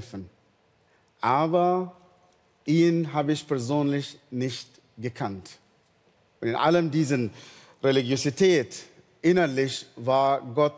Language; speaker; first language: German; non-native, fluent; Arabic